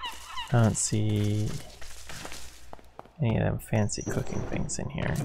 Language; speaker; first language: English; native; English